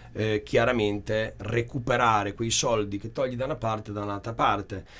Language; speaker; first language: Italian; native; Italian